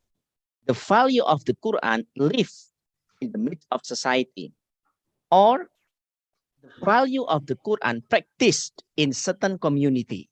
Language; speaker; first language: English; non-native, learner; Indonesian